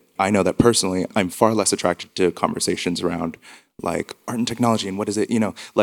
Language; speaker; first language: English; native; English